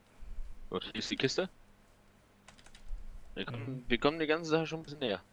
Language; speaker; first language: German; native; German